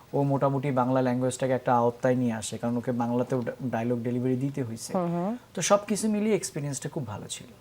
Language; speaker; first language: Bangla; native; Bangla